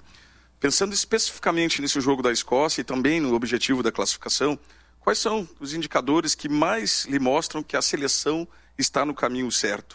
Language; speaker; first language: Portuguese; native; Portuguese